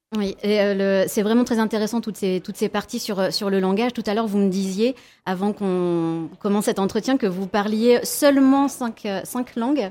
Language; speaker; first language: French; native; French